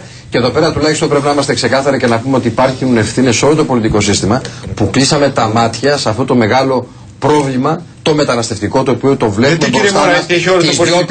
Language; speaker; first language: Greek; native; Greek